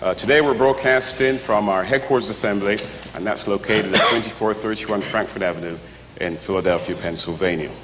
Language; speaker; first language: English; native; English